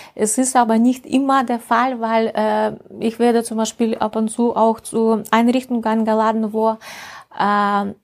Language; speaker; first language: German; non-native, fluent; Russian